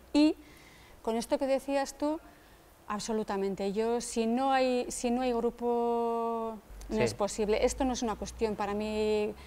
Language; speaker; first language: Spanish; native; Spanish